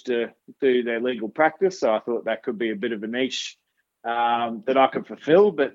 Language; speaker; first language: English; native; English